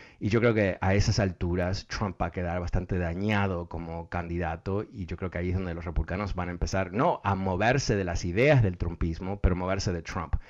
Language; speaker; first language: Spanish; early bilingual, heritage; Spanish